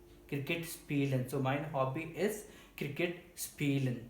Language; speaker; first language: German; non-native, fluent; Hindi